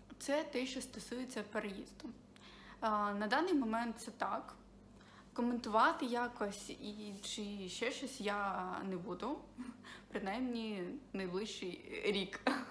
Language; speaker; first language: Ukrainian; non-native, local second language; Russian